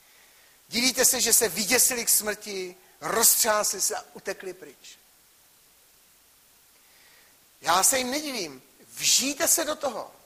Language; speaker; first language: Czech; native; Czech